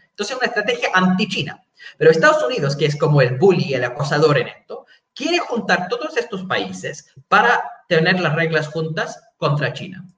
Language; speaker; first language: Spanish; non-native, fluent; English